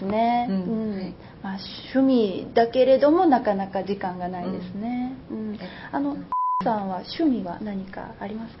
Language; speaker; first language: Japanese; native; Japanese